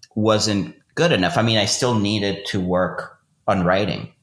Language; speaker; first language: English; non-native, fluent; Spanish